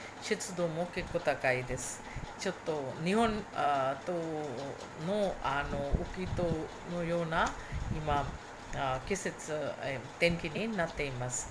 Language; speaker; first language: Japanese; non-native, fluent; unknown